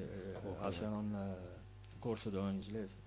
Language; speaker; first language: Spanish; non-native, learner; Arabic